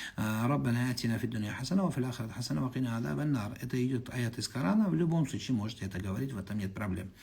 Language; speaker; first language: Russian; non-native, local second language; Kazakh